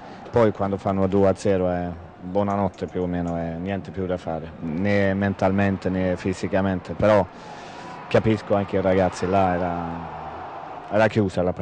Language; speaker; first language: Italian; non-native, fluent; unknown